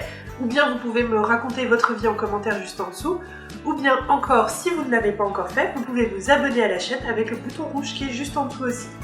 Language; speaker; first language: French; native; French